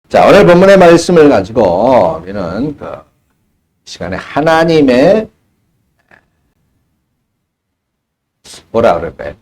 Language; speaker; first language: Korean; native; Korean